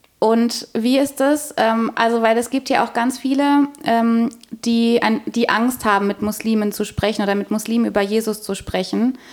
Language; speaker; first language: German; native; German